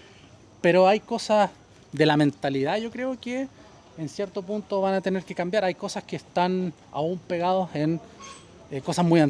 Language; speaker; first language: Spanish; native; Spanish